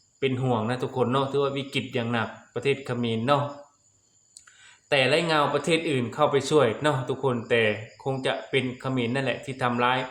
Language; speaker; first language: Thai; non-native, local second language; Lao